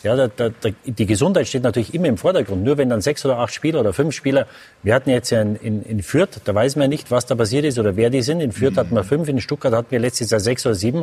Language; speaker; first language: German; native; German